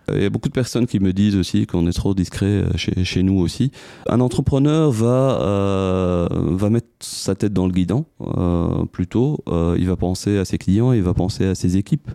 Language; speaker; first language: French; non-native, local second language; Arabic